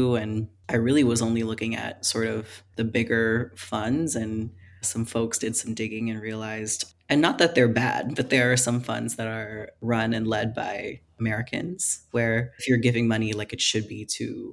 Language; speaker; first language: English; non-native, local second language; Filipino